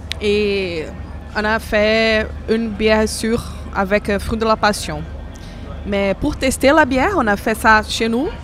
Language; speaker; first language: French; non-native, fluent; Portuguese